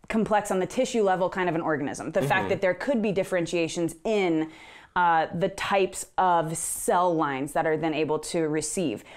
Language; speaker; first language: English; native; English